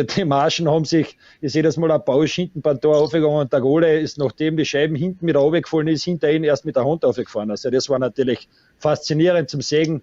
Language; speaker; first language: German; native; German